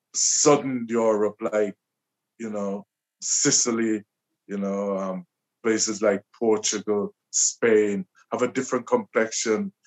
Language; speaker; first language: English; native; English